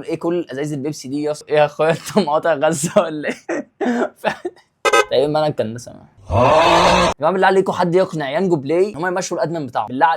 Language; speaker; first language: Arabic; native; Arabic